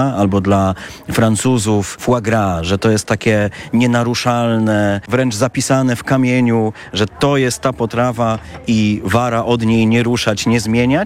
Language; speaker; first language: Polish; native; Polish